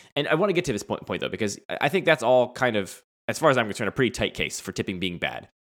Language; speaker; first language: English; native; English